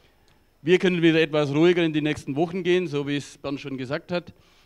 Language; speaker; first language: German; native; German